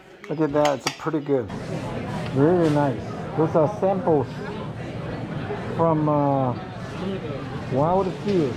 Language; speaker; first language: English; non-native, fluent; Chinese